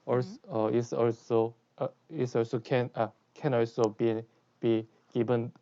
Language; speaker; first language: English; non-native, learner; Korean